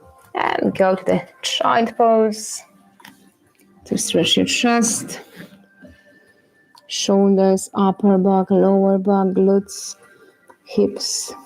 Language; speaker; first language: English; non-native, fluent; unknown